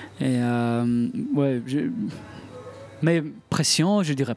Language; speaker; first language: French; non-native, local second language; Italian